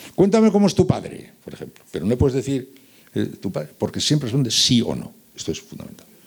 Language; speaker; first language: Spanish; native; Spanish